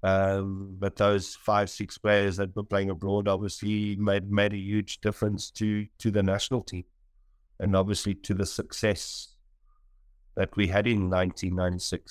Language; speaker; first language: English; native; English